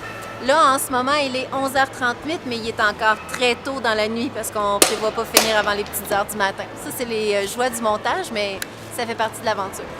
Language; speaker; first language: French; native; French